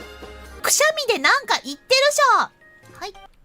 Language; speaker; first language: Japanese; native; Japanese